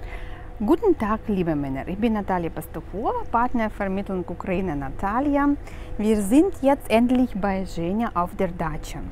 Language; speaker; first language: German; non-native, fluent; Russian